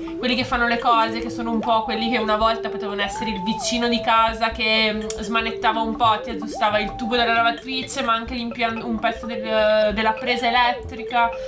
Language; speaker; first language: Italian; native; Italian